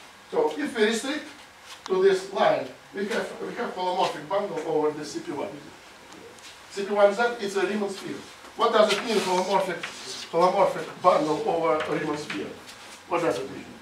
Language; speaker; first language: English; non-native, fluent; Russian